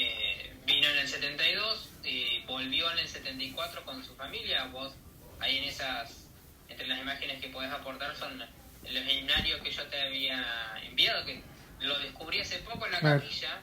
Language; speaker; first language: Spanish; native; Spanish